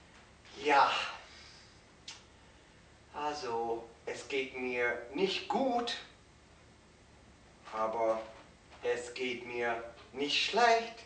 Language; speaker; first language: German; non-native, fluent; English